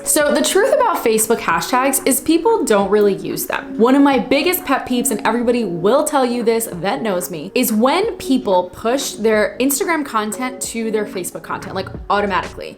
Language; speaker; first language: English; native; English